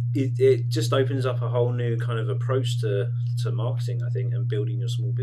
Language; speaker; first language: English; native; English